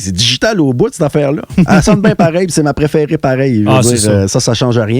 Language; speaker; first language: French; native; French